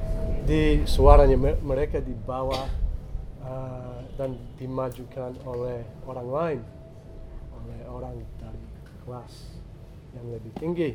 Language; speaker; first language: Indonesian; non-native, fluent; English